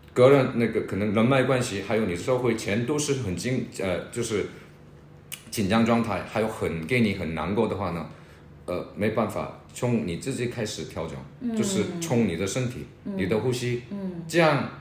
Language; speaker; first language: Chinese; non-native, fluent; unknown